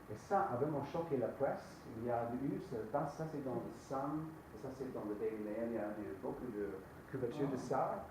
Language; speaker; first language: French; non-native, fluent; English